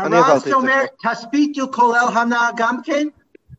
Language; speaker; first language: Hebrew; non-native, fluent; English